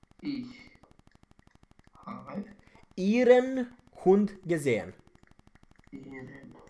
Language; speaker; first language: German; non-native, fluent; Romanian